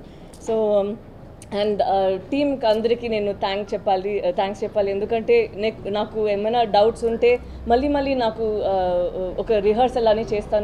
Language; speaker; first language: Telugu; non-native, learner; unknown